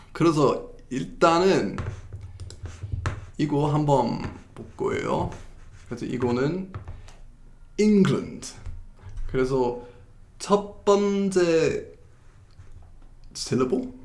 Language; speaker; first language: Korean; non-native, fluent; English